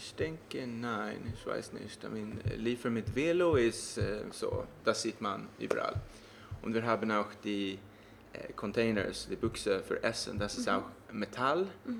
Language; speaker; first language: German; non-native, learner; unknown